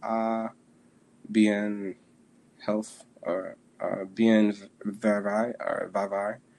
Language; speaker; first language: French; non-native, learner; English